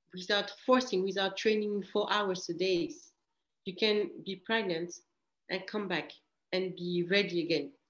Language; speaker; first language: English; early bilingual, other home language; French